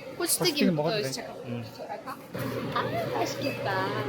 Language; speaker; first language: Korean; non-native, fluent; Russian